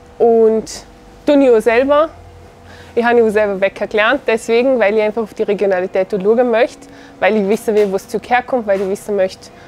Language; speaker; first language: German; native; German